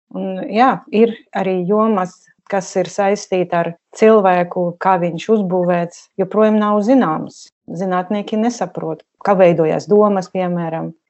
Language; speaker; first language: Latvian; non-native, local second language; Russian